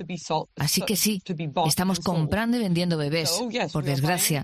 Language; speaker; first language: Spanish; non-native, fluent; French